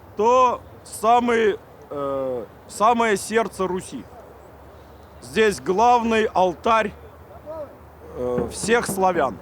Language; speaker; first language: Russian; native; Russian